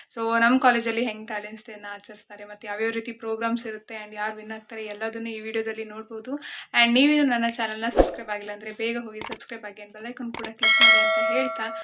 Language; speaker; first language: Kannada; native; Kannada